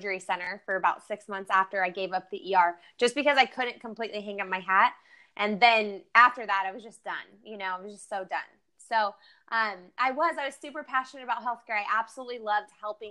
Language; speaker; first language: English; native; English